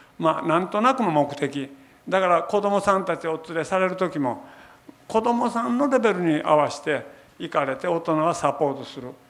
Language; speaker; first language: Japanese; native; Japanese